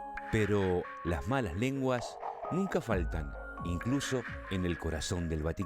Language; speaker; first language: Spanish; native; Spanish